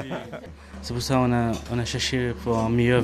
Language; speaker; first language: French; non-native, learner; English